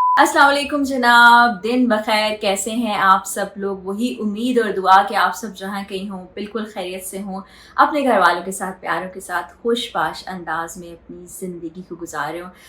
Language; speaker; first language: Urdu; native; Urdu